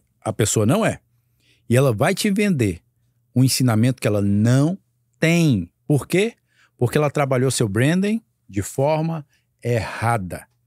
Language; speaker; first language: Portuguese; native; Portuguese